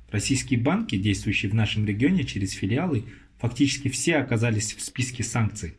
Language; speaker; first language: Russian; non-native, local second language; Kazakh